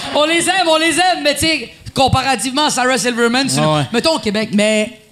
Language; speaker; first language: French; non-native, fluent; Spanish